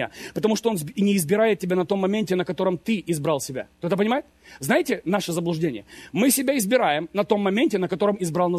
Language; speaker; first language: Russian; native; Russian